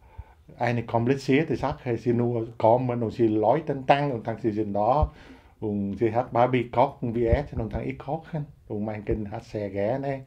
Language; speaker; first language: German; non-native, learner; Vietnamese